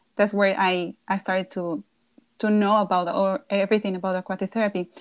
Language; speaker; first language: English; non-native, fluent; Spanish